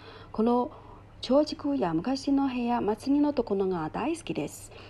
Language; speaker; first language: Japanese; non-native, learner; Chinese